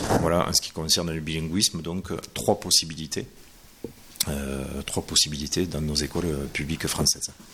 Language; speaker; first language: French; native; French